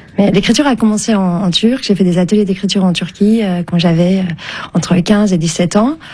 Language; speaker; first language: French; early bilingual, other home language; Turkish